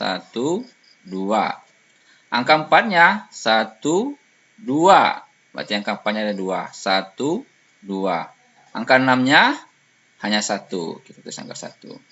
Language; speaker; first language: Indonesian; native; Indonesian